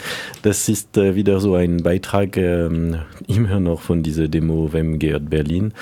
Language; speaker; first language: German; non-native, fluent; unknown